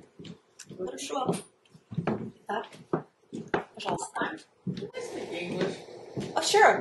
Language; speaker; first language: Russian; early bilingual, heritage; Russian